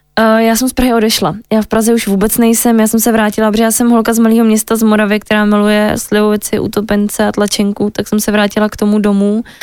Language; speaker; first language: Czech; native; Czech